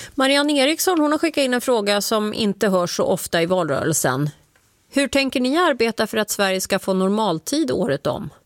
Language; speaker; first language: Swedish; native; Swedish